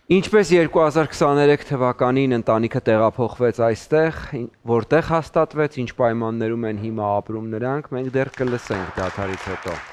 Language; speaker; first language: Armenian; native; Armenian